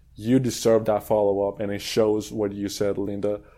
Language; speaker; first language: English; non-native, fluent; Spanish